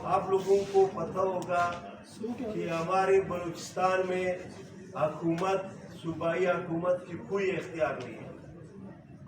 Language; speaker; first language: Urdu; non-native, local second language; Pashto